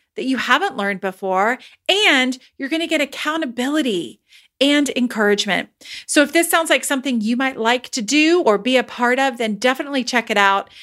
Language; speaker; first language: English; native; English